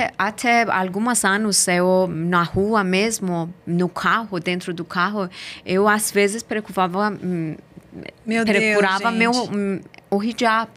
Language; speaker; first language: Portuguese; non-native, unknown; Persian